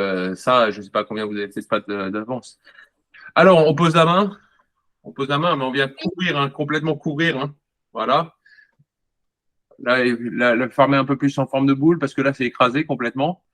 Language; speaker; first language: French; native; French